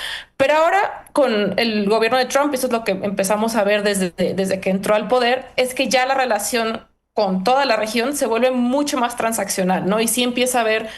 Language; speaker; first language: Spanish; native; Spanish